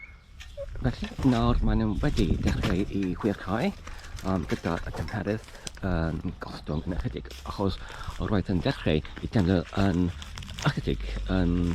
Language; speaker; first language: Welsh; non-native, fluent; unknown